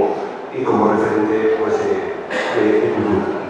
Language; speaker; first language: Spanish; native; Spanish